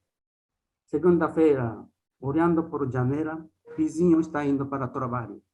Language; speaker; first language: Portuguese; non-native, fluent; Japanese